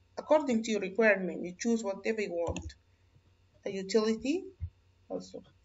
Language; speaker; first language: English; non-native, fluent; Arabic